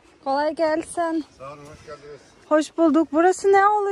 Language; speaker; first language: Turkish; non-native, fluent; Russian